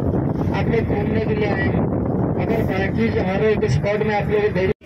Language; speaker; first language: Hindi; non-native, local second language; Odia